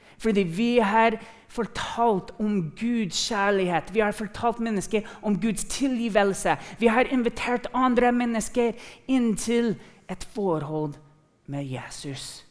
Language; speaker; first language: Norwegian; non-native, fluent; English